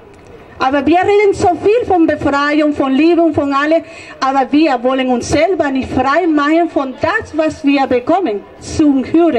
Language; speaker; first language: German; non-native, fluent; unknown